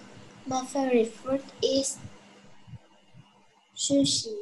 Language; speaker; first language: English; non-native, learner; Vietnamese